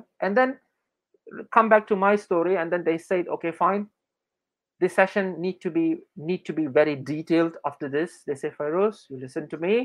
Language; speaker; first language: English; non-native, local second language; Malay